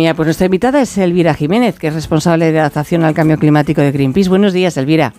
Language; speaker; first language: Spanish; native; Spanish